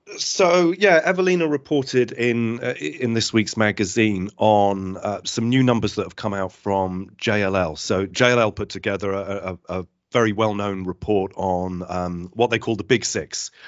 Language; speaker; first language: English; native; English